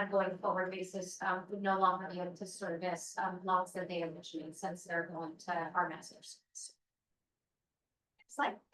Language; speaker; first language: English; native; English